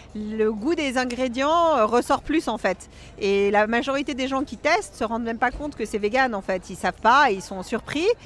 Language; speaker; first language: French; native; French